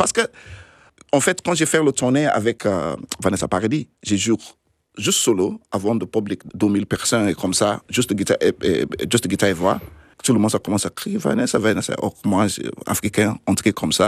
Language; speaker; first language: French; non-native, fluent; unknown